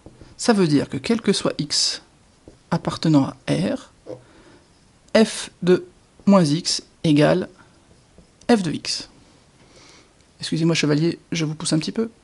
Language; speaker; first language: French; native; French